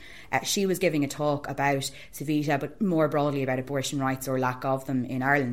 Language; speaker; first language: English; native; English